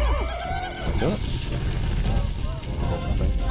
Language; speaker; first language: English; native; English